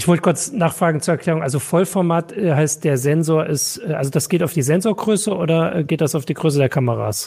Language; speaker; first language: German; native; German